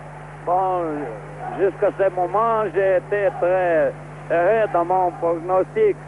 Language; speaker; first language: French; non-native, fluent; Portuguese